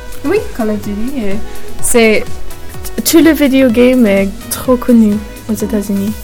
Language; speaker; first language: French; non-native, learner; English